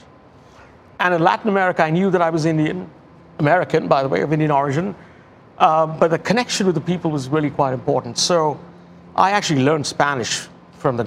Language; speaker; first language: English; non-native, local second language; Tamil